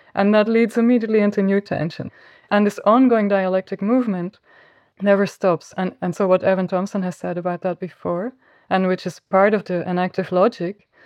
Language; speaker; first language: English; non-native, fluent; Dutch